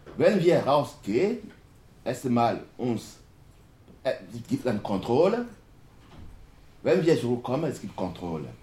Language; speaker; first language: German; non-native, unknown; French